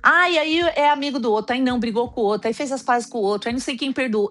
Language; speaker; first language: Portuguese; native; Portuguese